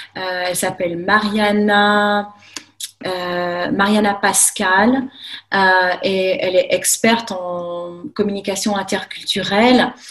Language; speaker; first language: French; native; French